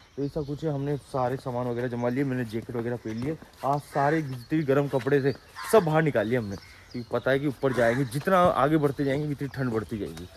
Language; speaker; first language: Hindi; native; Hindi